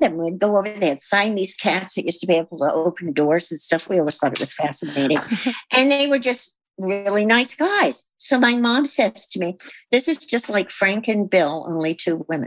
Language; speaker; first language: English; native; English